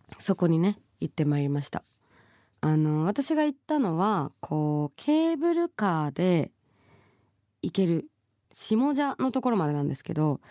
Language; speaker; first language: Japanese; early bilingual, other home language; Bangla